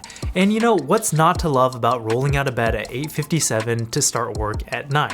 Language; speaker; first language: English; native; English